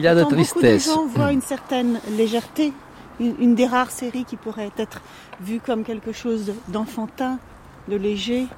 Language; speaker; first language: French; native; French